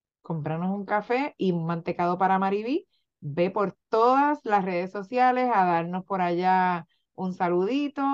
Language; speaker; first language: Spanish; native; Spanish